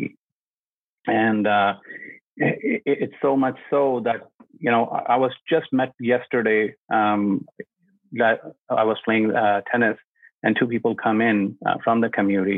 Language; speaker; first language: English; non-native, local second language; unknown